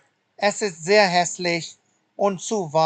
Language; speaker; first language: German; non-native, fluent; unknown